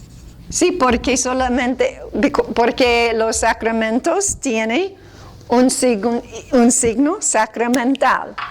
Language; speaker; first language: Spanish; non-native, fluent; English